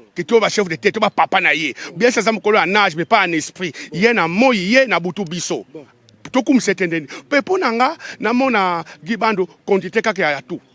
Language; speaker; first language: Lingala; non-native, local second language; Kongo